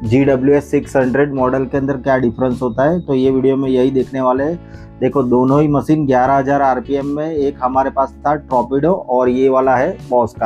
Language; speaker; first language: Hindi; native; Hindi